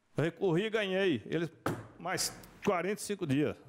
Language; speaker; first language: Portuguese; native; Portuguese